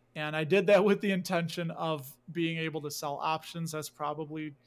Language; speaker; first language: English; native; English